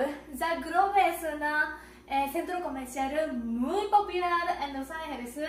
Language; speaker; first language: Spanish; non-native, learner; Japanese